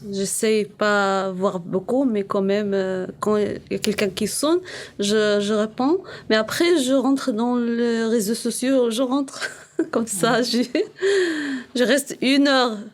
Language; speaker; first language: French; non-native, learner; Arabic